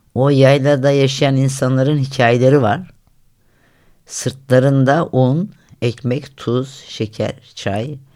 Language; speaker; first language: Turkish; native; Turkish